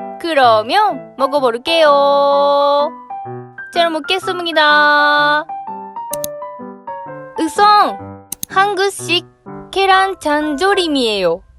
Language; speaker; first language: Korean; non-native, learner; Japanese